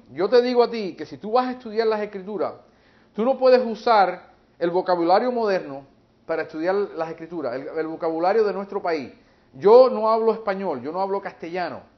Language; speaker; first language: Spanish; early bilingual, heritage; English